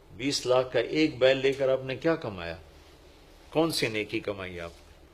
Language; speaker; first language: Urdu; non-native, local second language; Punjabi